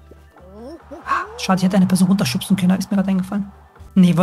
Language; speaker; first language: German; native; German